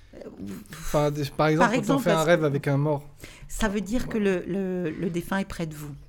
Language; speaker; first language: French; native; French